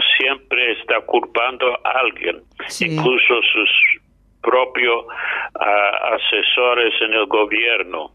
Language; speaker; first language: Spanish; non-native, fluent; English